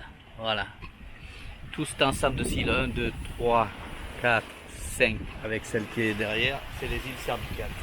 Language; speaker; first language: French; native; French